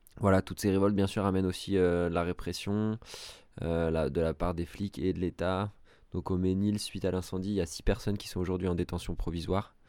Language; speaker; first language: French; native; French